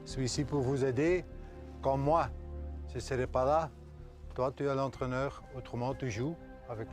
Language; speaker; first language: French; non-native, local second language; Dutch